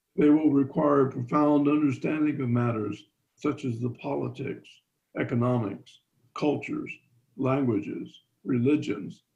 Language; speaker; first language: English; native; English